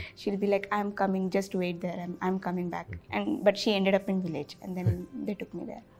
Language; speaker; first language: English; non-native, local second language; Bhojpuri